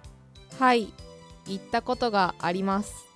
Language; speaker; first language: Japanese; non-native, learner; English